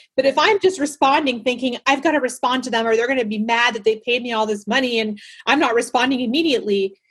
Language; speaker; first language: English; early bilingual, other home language; Spanish